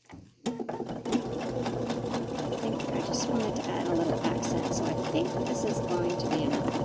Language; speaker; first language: English; native; English